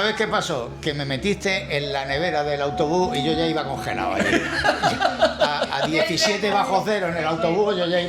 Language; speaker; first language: Spanish; native; Spanish